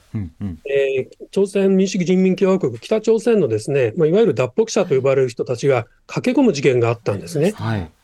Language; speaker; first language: Japanese; native; Japanese